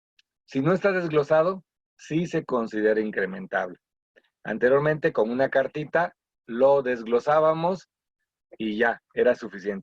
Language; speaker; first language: Spanish; native; Spanish